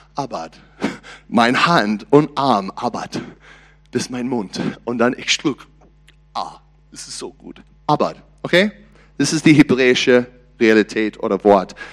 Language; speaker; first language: German; non-native, learner; English